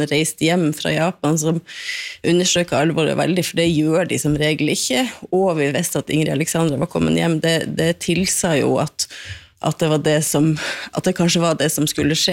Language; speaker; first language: Norwegian; native; Norwegian